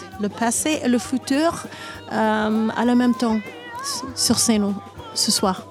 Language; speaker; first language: French; non-native, learner; English